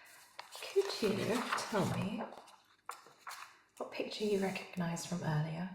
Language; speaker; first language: English; native; English